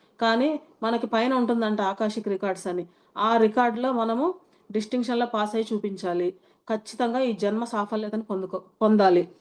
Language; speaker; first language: Telugu; native; Telugu